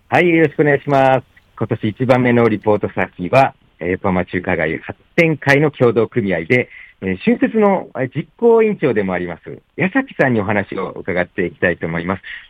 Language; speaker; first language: Japanese; native; Japanese